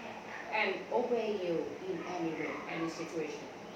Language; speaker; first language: English; non-native, learner; Thai